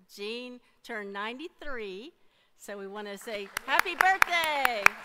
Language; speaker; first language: English; native; English